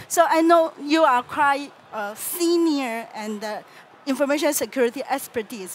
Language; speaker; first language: English; non-native, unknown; Chinese